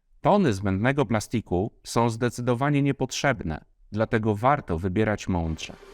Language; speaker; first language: Polish; native; Polish